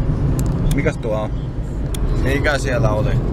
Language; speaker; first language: Finnish; native; Finnish